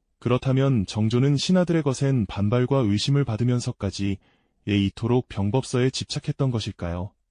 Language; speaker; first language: Korean; native; Korean